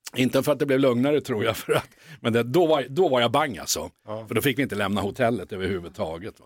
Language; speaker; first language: Swedish; native; Swedish